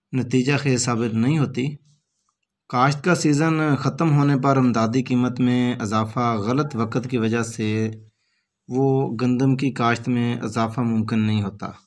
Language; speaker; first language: Urdu; non-native, local second language; Punjabi